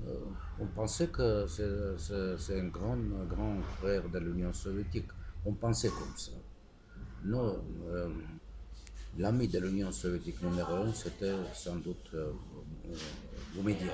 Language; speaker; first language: French; non-native, fluent; Armenian